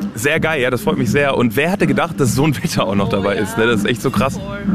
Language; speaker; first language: German; native; German